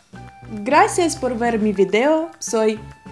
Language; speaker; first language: Spanish; non-native, fluent; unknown